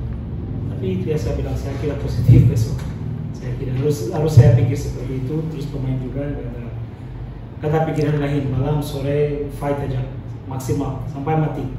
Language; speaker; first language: Indonesian; non-native, fluent; Portuguese